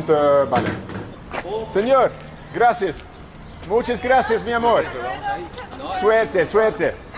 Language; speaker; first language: Spanish; non-native, learner; English